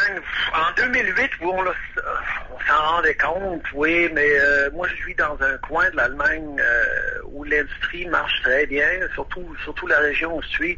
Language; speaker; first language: French; native; French